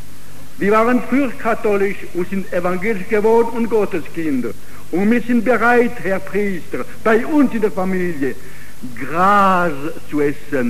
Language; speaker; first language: German; non-native, fluent; Italian